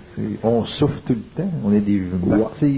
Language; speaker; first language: French; native; French